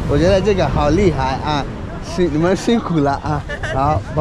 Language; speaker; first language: Chinese; non-native, learner; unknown